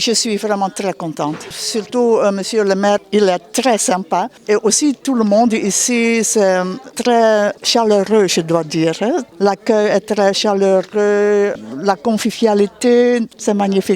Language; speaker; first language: French; non-native, fluent; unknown